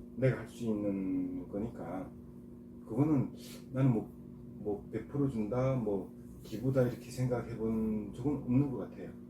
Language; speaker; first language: Korean; native; Korean